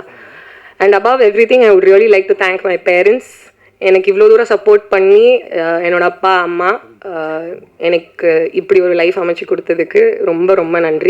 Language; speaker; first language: Tamil; native; Tamil